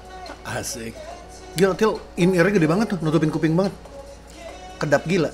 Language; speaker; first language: Indonesian; native; Indonesian